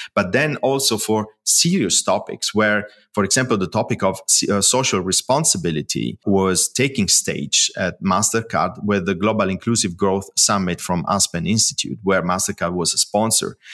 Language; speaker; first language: English; non-native, fluent; Italian